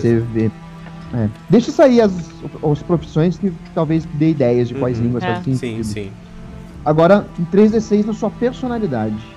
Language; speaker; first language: Portuguese; native; Portuguese